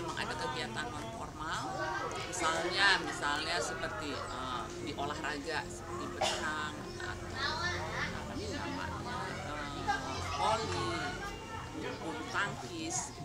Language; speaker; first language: Indonesian; native; Indonesian